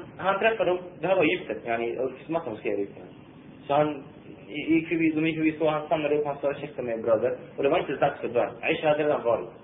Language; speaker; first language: Swedish; non-native, fluent; Arabic